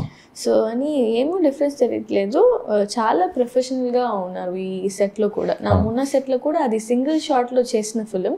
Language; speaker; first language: Telugu; non-native, learner; Tamil